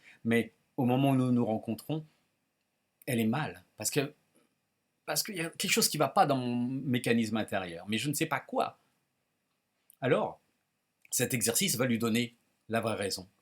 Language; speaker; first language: French; native; French